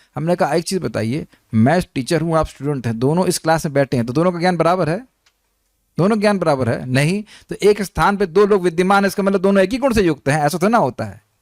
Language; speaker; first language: Hindi; native; Hindi